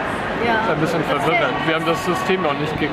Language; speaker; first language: German; native; German